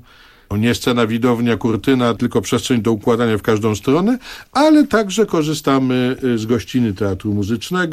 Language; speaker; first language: Polish; native; Polish